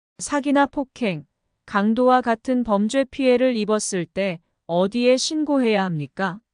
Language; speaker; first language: Korean; native; Korean